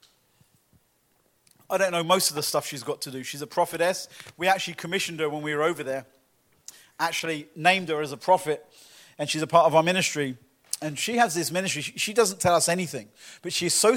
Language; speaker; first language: English; native; English